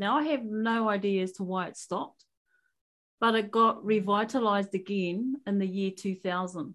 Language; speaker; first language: English; native; English